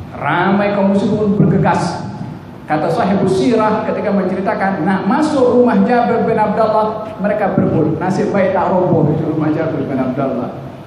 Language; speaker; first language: Malay; native; Malay